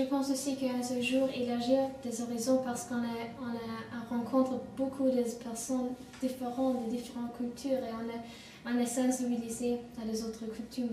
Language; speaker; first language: French; non-native, learner; German